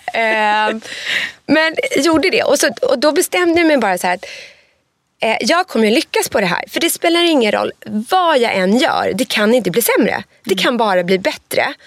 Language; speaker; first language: Swedish; native; Swedish